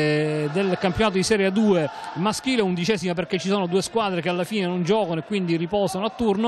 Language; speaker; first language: Italian; native; Italian